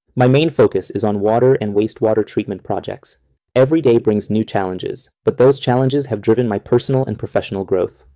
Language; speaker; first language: English; non-native, fluent; Persian